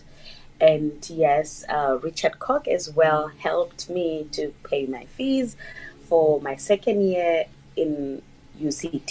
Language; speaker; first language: English; non-native, local second language; Northern Sotho